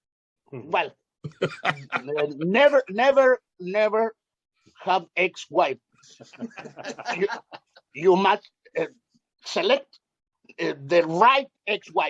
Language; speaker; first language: English; non-native, learner; Spanish